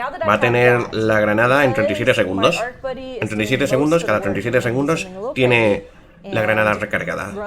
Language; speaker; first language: Spanish; native; Spanish